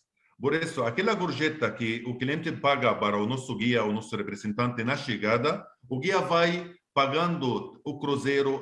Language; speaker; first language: Portuguese; non-native, fluent; Arabic